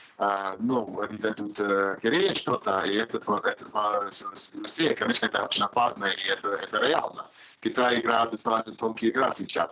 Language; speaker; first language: Russian; non-native, learner; English